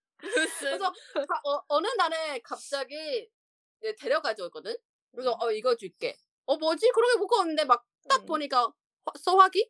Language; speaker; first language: Korean; non-native, learner; Chinese